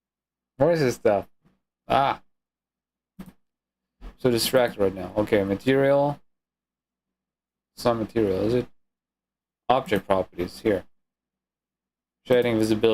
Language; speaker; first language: English; non-native, fluent; German